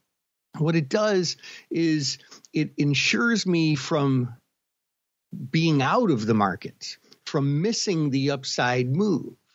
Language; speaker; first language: English; native; English